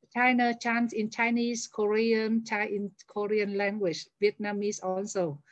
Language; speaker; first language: English; non-native, fluent; Vietnamese